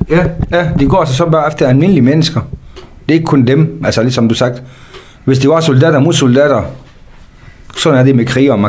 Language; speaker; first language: Danish; non-native, fluent; Kurdish